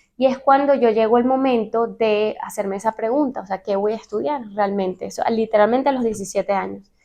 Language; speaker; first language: Spanish; native; Spanish